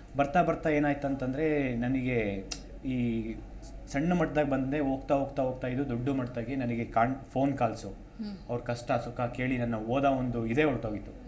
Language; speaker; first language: Kannada; native; Kannada